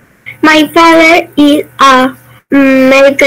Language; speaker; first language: English; non-native, learner; Spanish